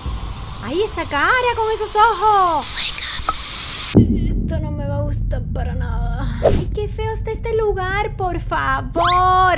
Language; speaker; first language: Spanish; native; Spanish